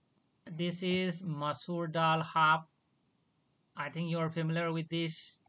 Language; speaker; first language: English; non-native, local second language; Manipuri